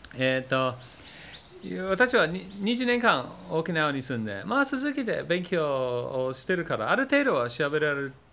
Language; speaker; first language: Japanese; non-native, fluent; English